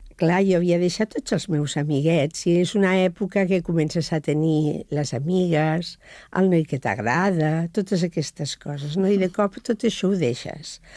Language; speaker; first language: Catalan; non-native, local second language; Spanish